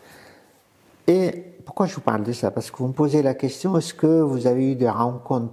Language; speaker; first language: French; non-native, fluent; Arabic